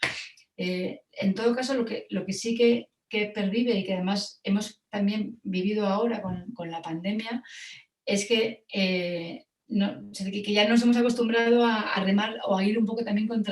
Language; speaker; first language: Spanish; native; Spanish